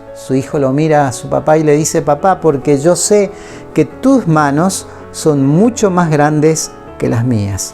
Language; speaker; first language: Spanish; native; Spanish